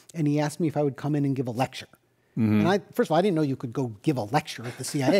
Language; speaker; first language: English; native; English